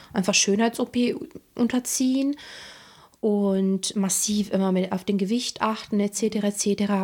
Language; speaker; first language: German; non-native, fluent; Italian